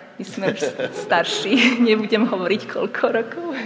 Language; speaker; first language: Slovak; native; Slovak